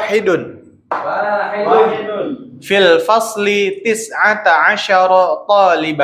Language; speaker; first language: Arabic; non-native, learner; Indonesian